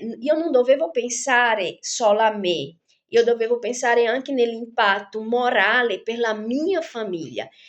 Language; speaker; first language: Italian; non-native, fluent; Portuguese